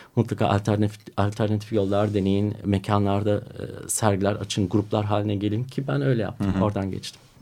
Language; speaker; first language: Turkish; early bilingual, heritage; Turkish